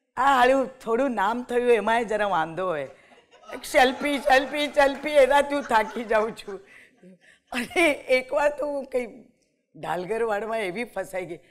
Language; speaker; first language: Gujarati; non-native, local second language; Marathi